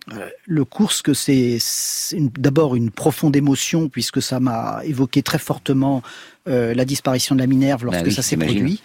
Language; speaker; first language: French; native; French